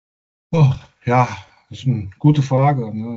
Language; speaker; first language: German; non-native, fluent; Chinese